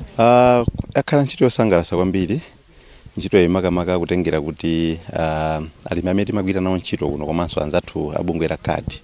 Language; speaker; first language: Nyanja; native; Nyanja